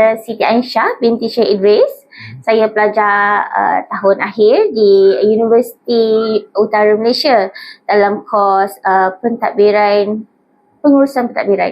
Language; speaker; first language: Malay; native; Malay